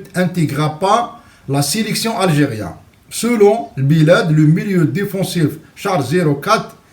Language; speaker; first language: French; non-native, local second language; Arabic